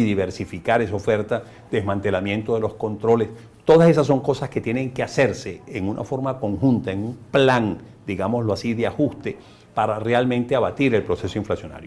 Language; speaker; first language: Spanish; native; Spanish